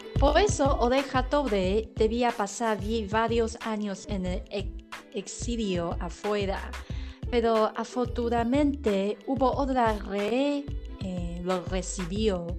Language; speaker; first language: Spanish; non-native, learner; Chinese